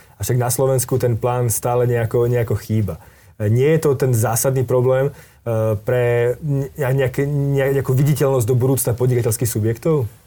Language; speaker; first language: Slovak; native; Slovak